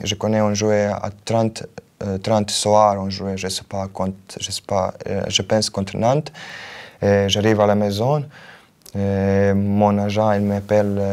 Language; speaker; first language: French; non-native, learner; Croatian